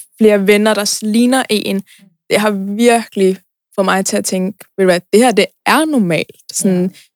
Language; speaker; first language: Danish; early bilingual, other home language; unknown